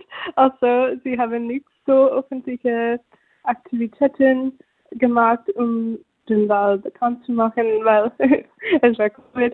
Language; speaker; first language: German; non-native, fluent; English